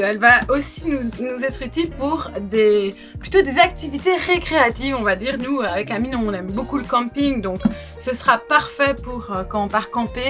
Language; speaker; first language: French; native; French